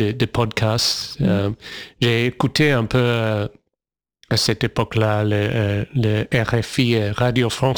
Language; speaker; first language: French; non-native, fluent; English